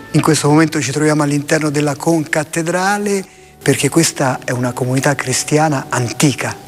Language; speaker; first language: Italian; native; Italian